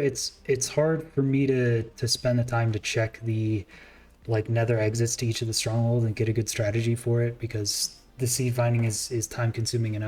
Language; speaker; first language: English; native; English